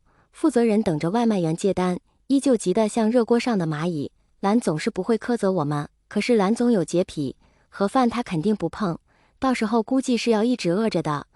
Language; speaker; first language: Chinese; native; Chinese